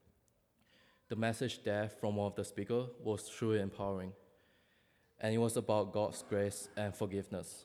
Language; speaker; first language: English; non-native, local second language; Chinese